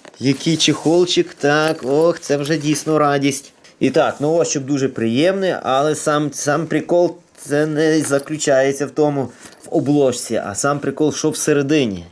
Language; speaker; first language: Ukrainian; native; Ukrainian